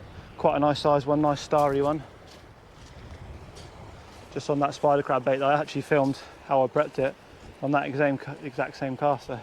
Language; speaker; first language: English; native; English